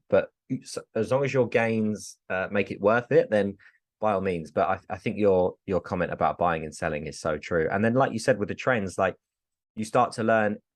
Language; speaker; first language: English; native; English